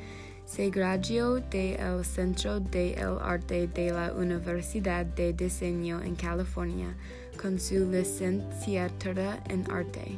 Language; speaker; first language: Spanish; non-native, learner; English